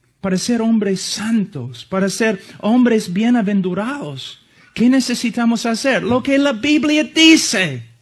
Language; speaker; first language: Spanish; non-native, fluent; English